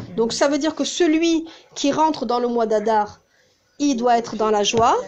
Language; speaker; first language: French; early bilingual, heritage; Hebrew